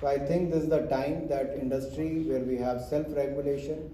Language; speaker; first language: English; non-native, local second language; Hindi